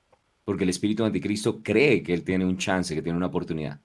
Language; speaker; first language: Spanish; native; Spanish